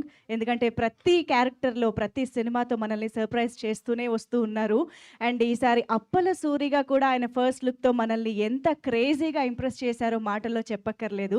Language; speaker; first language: Telugu; native; Telugu